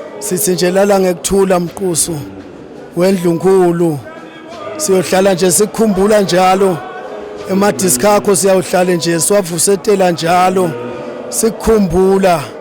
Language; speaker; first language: Zulu; non-native, local second language; Swati